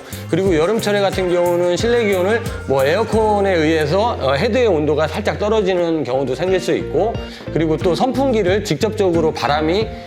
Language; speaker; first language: Korean; native; Korean